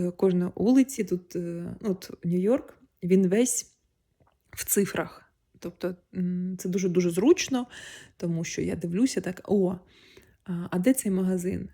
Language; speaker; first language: Ukrainian; non-native, local second language; Russian